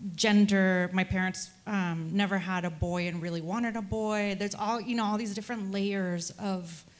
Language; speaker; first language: English; early bilingual, other home language; Spanish